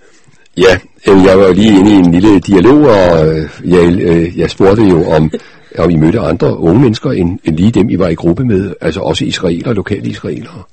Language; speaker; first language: Danish; native; Danish